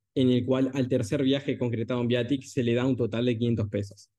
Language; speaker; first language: Spanish; native; Spanish